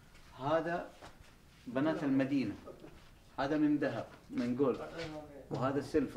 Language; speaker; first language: Arabic; non-native, learner; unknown